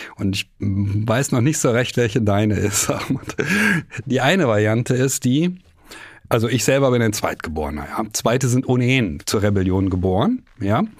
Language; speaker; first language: German; native; German